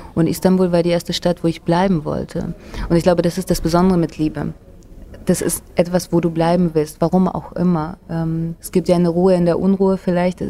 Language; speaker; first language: German; early bilingual, other home language; Russian